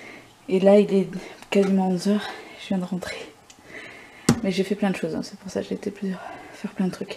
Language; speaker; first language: French; native; French